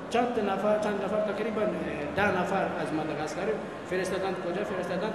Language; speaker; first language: Persian; non-native, learner; Malagasy